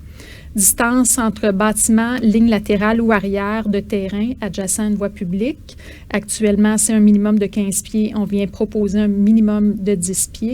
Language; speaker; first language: French; native; French